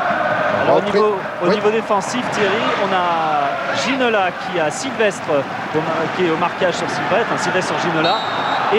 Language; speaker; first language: French; native; French